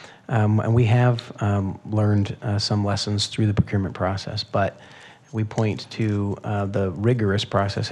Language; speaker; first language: English; native; English